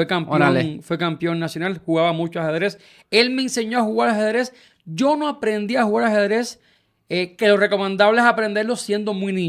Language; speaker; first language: Spanish; native; Spanish